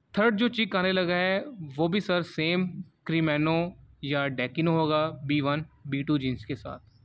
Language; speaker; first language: Urdu; non-native, local second language; Punjabi